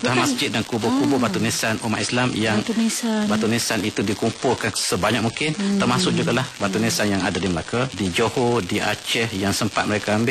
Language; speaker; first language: Malay; native; Malay